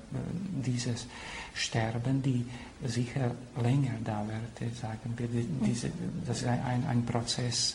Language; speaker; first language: German; non-native, fluent; Slovak